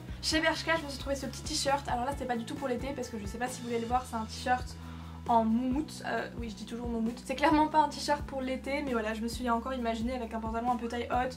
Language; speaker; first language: French; native; French